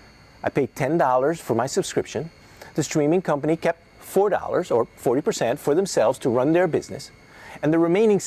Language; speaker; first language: English; native; English